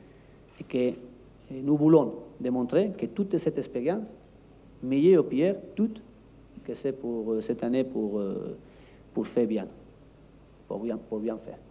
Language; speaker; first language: French; non-native, learner; Spanish